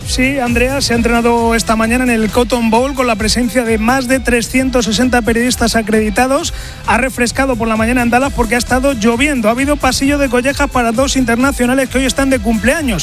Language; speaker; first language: Spanish; native; Spanish